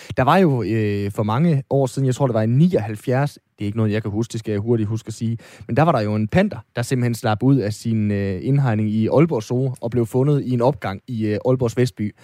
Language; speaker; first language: Danish; native; Danish